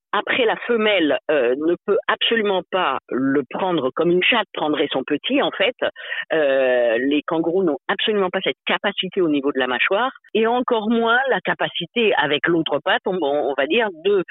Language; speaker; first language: French; native; French